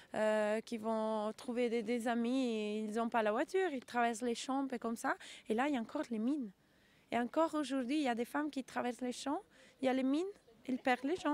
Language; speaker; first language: French; non-native, local second language; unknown